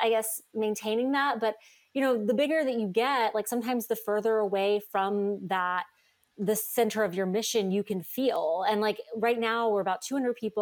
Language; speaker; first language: English; native; English